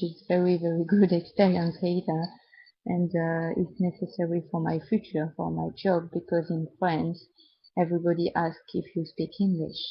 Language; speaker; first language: English; non-native, learner; French